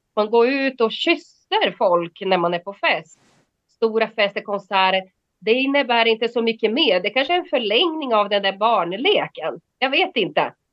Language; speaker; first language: Swedish; non-native, fluent; Portuguese